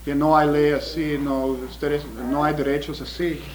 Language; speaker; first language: Spanish; non-native, fluent; English